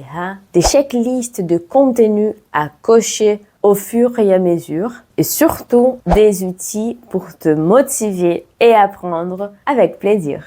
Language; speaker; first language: French; non-native, fluent; Portuguese